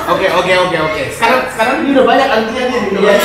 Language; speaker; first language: Indonesian; non-native, fluent; Japanese